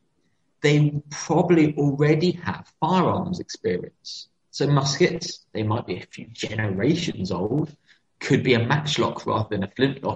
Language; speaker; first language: English; native; English